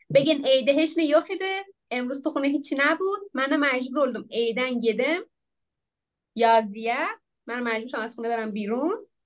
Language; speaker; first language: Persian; non-native, local second language; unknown